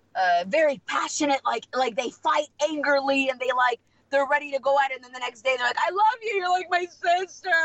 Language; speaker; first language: English; non-native, fluent; Russian